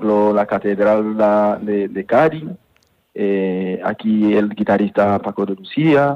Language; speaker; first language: Spanish; non-native, fluent; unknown